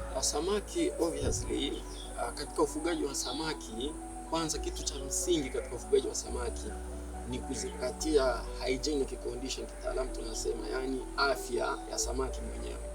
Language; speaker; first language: Swahili; native; Swahili